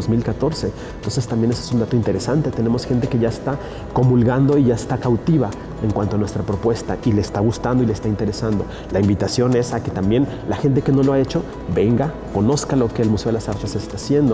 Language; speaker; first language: Spanish; native; Spanish